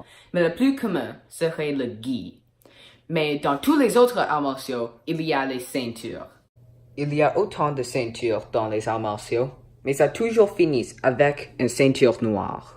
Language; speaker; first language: French; non-native, learner; English